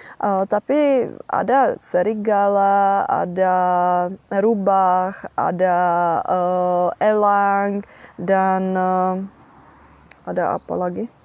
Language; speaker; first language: Indonesian; non-native, fluent; Czech